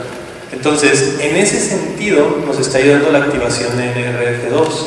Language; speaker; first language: Spanish; native; Spanish